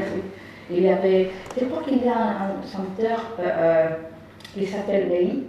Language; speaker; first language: French; non-native, fluent; Spanish